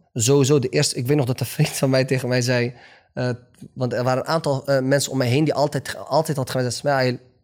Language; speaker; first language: Dutch; early bilingual, other home language; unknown